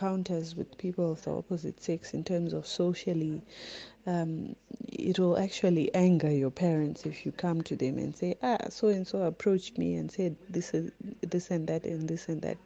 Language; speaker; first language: English; non-native, local second language; Shona